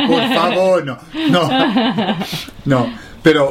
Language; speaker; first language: Spanish; non-native, fluent; English